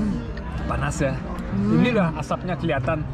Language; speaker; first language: Indonesian; early bilingual, heritage; German